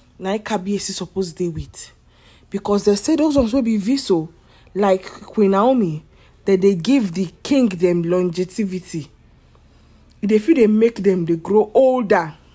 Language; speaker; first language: Nigerian Pidgin; non-native, local second language; Yoruba